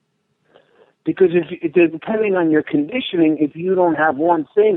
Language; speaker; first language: English; native; English